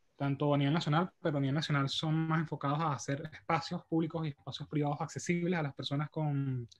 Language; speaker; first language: Spanish; native; Spanish